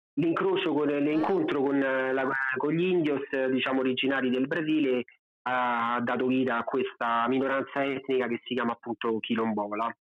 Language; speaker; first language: Italian; native; Italian